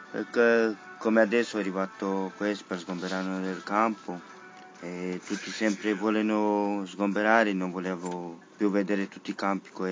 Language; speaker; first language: Italian; non-native, learner; Romanian